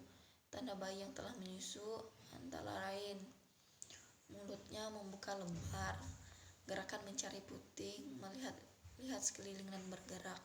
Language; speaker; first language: Indonesian; native; Indonesian